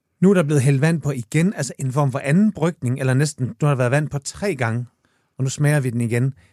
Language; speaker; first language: Danish; native; Danish